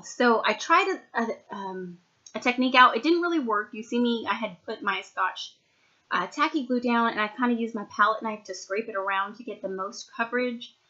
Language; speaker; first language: English; native; English